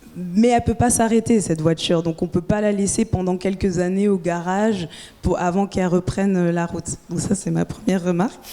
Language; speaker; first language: French; native; French